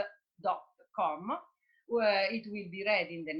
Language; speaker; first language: English; non-native, fluent; Italian